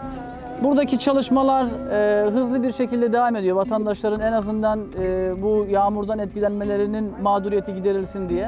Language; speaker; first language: Turkish; native; Turkish